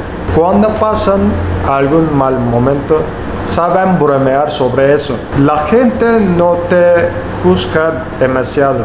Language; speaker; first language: Spanish; non-native, learner; Turkish